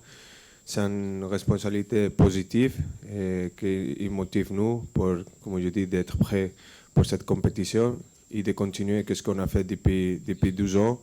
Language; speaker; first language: French; non-native, fluent; Spanish